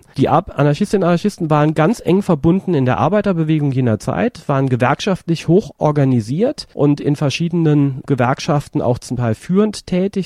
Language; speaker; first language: German; native; German